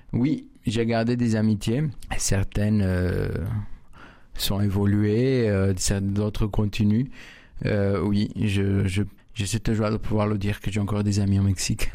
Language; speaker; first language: French; non-native, fluent; Spanish